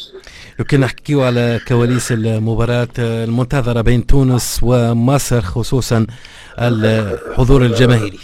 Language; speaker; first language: Arabic; native; Arabic